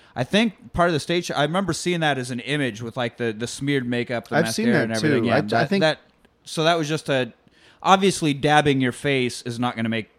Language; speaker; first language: English; native; English